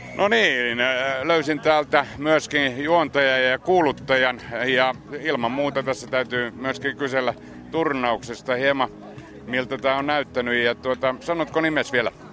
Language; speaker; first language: Finnish; native; Finnish